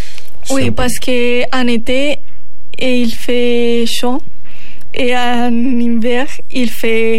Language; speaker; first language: French; non-native, learner; Spanish